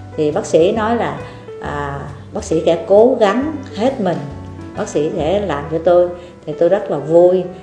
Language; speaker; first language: Vietnamese; native; Vietnamese